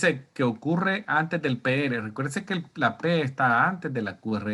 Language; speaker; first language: Spanish; native; Spanish